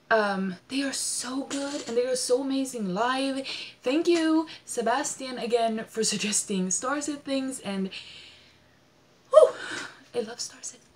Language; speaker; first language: English; non-native, fluent; Swedish